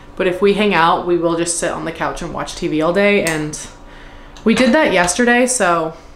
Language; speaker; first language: English; native; English